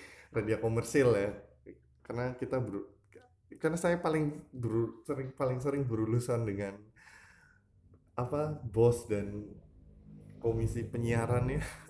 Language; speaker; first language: Indonesian; native; Indonesian